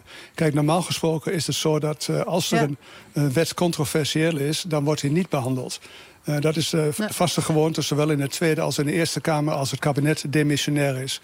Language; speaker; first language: Dutch; native; Dutch